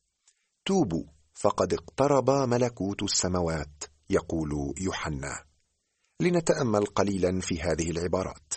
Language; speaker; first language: Arabic; native; Arabic